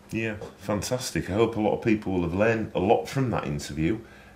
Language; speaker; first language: English; native; English